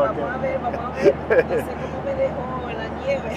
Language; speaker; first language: Spanish; non-native, fluent; Haitian Creole